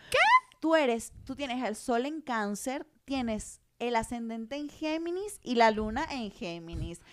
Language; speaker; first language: Spanish; native; Spanish